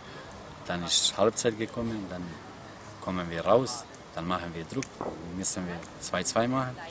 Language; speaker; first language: German; non-native, fluent; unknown